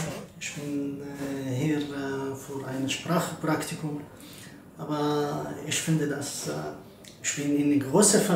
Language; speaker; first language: German; non-native, learner; Arabic